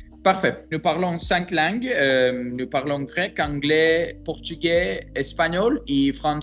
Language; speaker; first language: French; non-native, learner; Greek